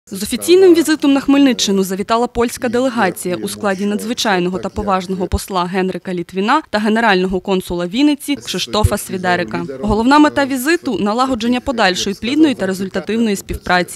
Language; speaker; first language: Ukrainian; native; Ukrainian